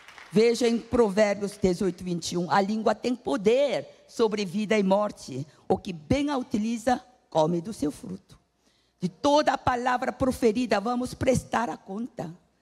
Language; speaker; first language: Portuguese; non-native, fluent; Korean